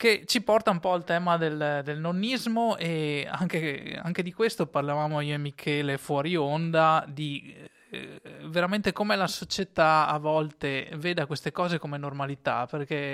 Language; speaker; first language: Italian; native; Italian